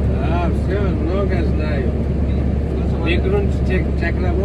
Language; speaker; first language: Russian; non-native, local second language; Uzbek